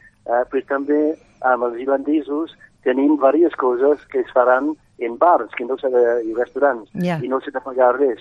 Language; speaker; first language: Catalan; non-native, fluent; English